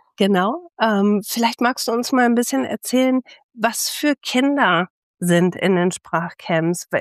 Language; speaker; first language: German; native; German